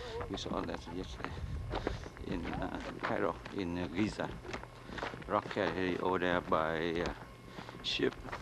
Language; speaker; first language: English; non-native, learner; Vietnamese